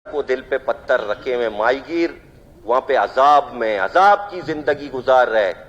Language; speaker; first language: Urdu; non-native, local second language; Baluchi